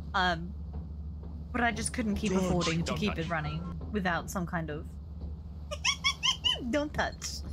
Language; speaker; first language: English; native; English